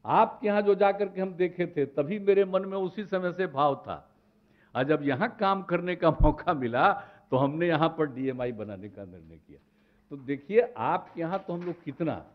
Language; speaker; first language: Hindi; native; Hindi